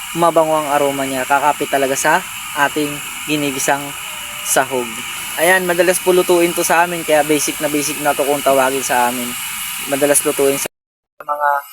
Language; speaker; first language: Filipino; non-native, local second language; Bikol